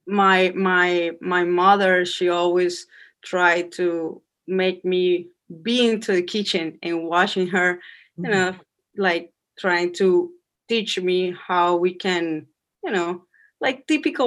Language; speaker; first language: English; non-native, fluent; Spanish